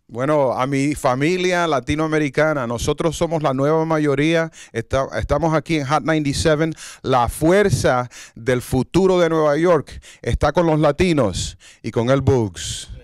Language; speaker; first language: Spanish; early bilingual, heritage; Spanish